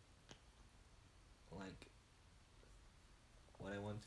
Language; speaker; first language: English; non-native, fluent; Italian